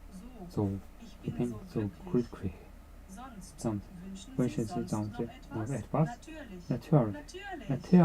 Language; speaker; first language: German; non-native, learner; Japanese